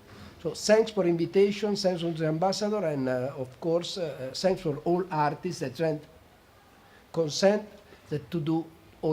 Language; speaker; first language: English; non-native, fluent; Italian